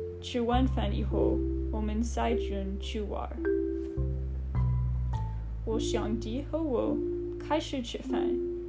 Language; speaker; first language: Chinese; non-native, learner; English